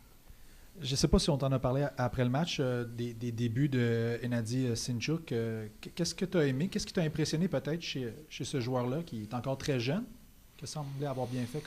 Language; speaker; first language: French; native; French